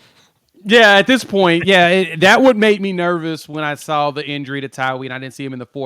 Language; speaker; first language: English; native; English